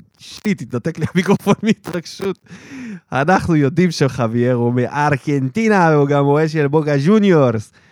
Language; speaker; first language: Hebrew; early bilingual, other home language; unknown